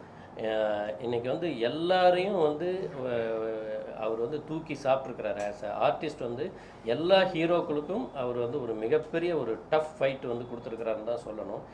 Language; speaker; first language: Tamil; native; Tamil